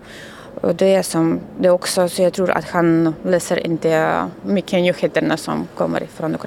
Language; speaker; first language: Swedish; non-native, learner; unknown